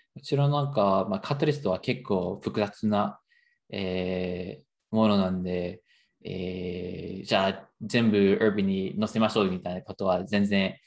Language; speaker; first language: Japanese; non-native, fluent; English